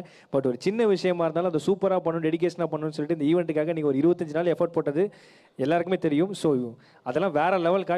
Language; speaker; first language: Tamil; native; Tamil